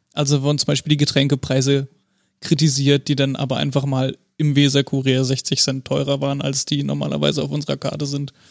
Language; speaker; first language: German; native; German